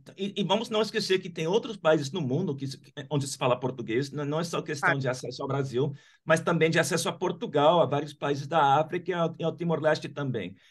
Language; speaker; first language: Portuguese; non-native, fluent; English